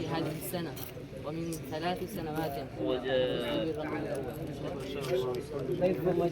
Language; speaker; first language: Arabic; non-native, learner; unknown